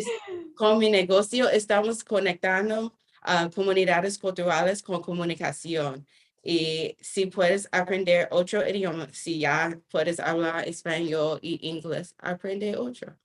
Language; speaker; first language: Spanish; non-native, fluent; English